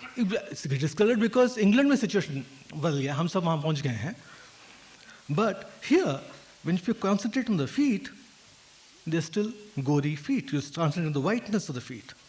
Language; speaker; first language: English; non-native, local second language; Hindi